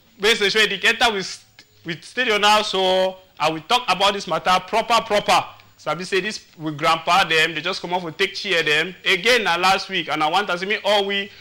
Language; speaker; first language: Nigerian Pidgin; native; Nigerian Pidgin